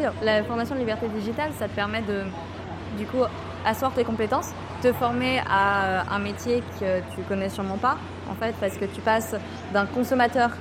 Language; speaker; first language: French; native; French